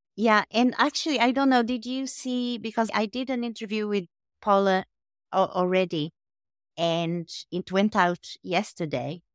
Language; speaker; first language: English; non-native, fluent; Portuguese